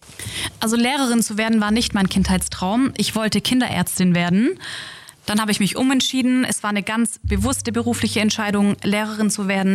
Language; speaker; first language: German; early bilingual, other home language; Turkish